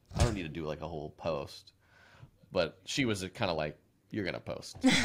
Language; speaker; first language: English; native; English